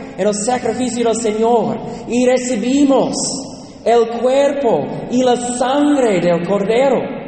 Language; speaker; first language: Spanish; non-native, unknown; English